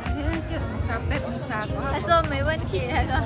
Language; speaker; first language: Chinese; non-native, learner; Lao